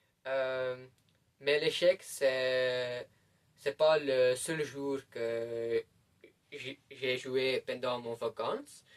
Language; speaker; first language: French; non-native, learner; Dutch